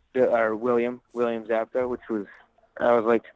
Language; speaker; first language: English; native; English